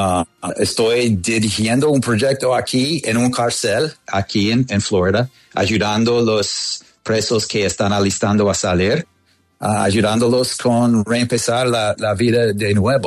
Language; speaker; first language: Spanish; non-native, fluent; English